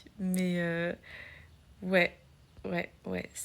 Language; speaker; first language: French; native; French